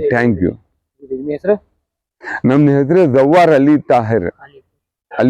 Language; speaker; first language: Kannada; non-native, local second language; Urdu